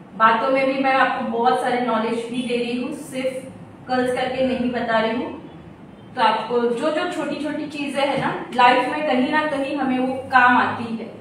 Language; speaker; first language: Hindi; non-native, local second language; Gujarati